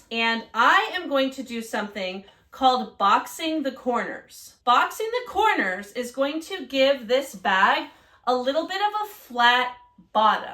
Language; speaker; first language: English; native; English